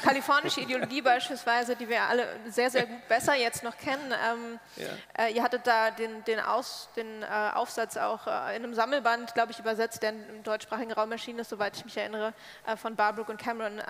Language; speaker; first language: German; native; German